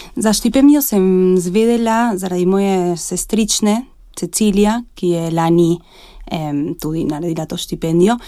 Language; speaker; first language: Slovenian; early bilingual, heritage; Slovenian